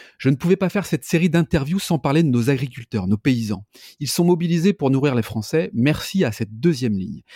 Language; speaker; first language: French; native; French